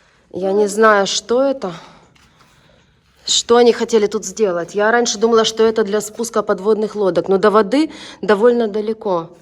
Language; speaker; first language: Russian; native; Russian